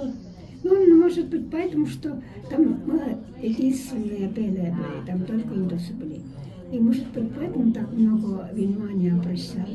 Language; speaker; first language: Russian; non-native, fluent; Estonian